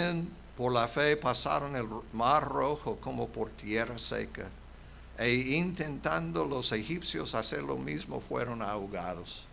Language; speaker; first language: Spanish; non-native, fluent; English